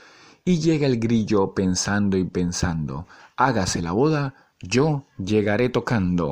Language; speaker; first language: Spanish; native; Spanish